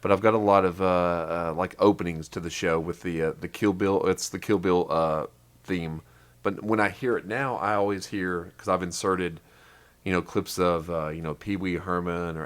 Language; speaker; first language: English; native; English